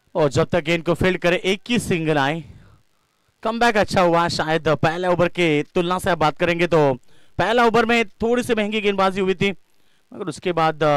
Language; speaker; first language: Hindi; non-native, local second language; Marathi